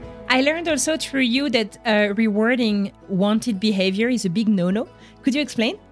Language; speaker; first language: English; non-native, fluent; French